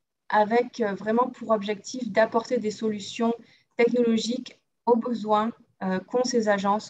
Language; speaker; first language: French; native; French